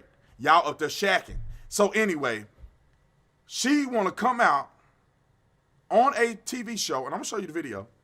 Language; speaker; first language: English; native; English